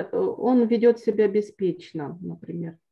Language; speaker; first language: Polish; non-native, learner; Ukrainian